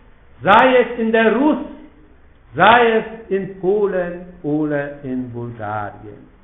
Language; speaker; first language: German; non-native, fluent; Polish